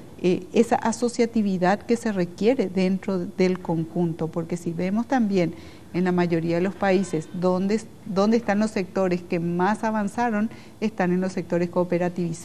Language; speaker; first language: Spanish; native; Spanish